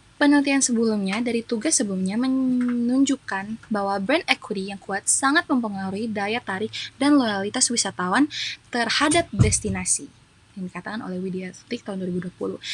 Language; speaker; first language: Indonesian; native; Indonesian